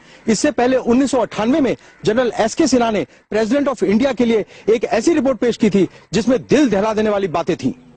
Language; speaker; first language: Hindi; native; Hindi